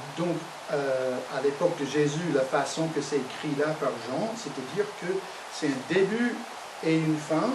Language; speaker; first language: French; non-native, fluent; English